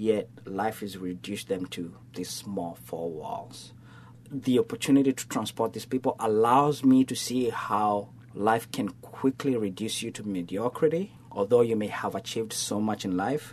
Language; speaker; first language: English; non-native, local second language; Kikuyu